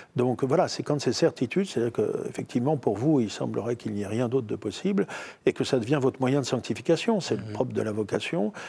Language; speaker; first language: French; native; French